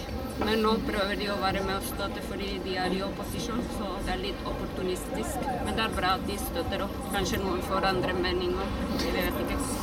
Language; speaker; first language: Norwegian; non-native, fluent; Spanish